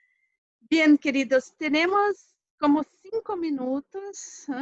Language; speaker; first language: Spanish; non-native, fluent; Portuguese